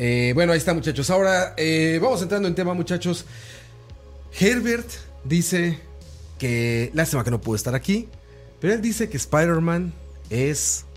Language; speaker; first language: Spanish; native; Spanish